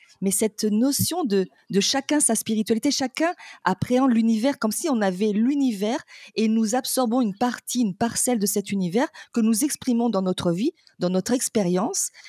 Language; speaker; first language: French; native; French